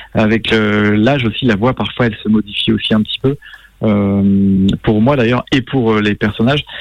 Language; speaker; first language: French; native; French